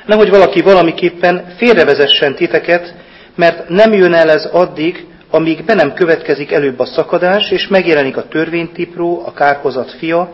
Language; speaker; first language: Hungarian; native; Hungarian